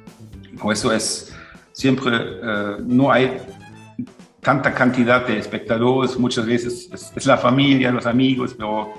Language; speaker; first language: Spanish; non-native, fluent; German